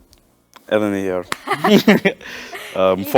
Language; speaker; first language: Albanian; non-native, learner; English